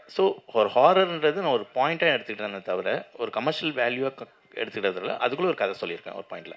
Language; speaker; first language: Tamil; native; Tamil